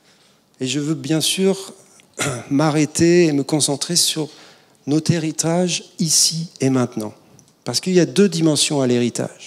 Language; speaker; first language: French; native; French